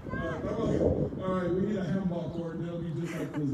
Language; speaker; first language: English; early bilingual, other home language; Spanish